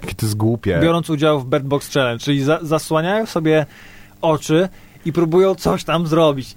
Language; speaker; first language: Polish; native; Polish